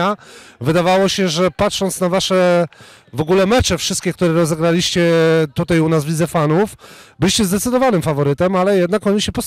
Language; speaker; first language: Polish; native; Polish